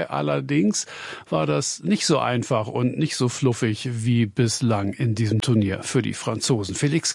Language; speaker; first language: German; native; German